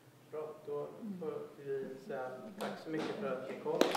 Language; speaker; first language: Swedish; native; Swedish